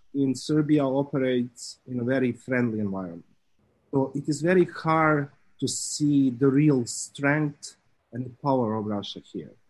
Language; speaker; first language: English; non-native, fluent; Serbian